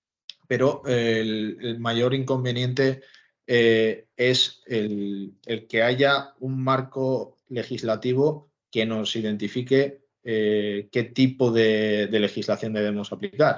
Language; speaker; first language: Spanish; native; Spanish